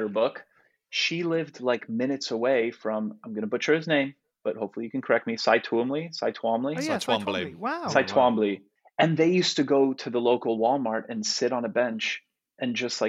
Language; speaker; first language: English; non-native, fluent; Polish